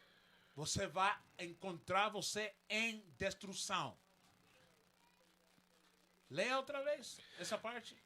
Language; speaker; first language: Portuguese; non-native, learner; Spanish